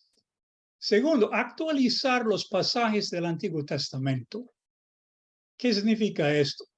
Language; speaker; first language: Spanish; non-native, fluent; English